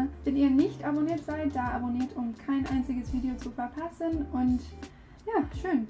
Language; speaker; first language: German; non-native, learner; English